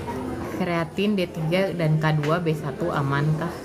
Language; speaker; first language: Indonesian; native; Indonesian